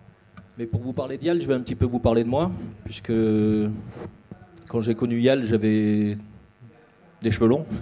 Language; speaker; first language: French; native; French